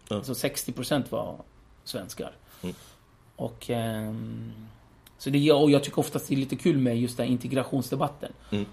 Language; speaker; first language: Swedish; early bilingual, other home language; Kurdish